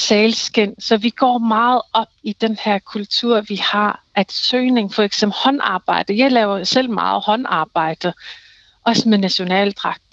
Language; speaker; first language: Danish; non-native, local second language; Kalaallisut